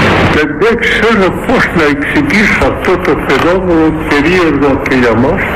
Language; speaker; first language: Greek; non-native, fluent; Russian